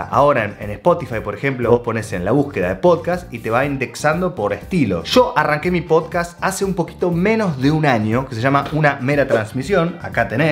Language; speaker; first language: Spanish; native; Spanish